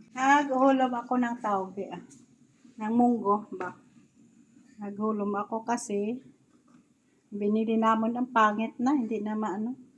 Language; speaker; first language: Filipino; non-native, local second language; Cebuano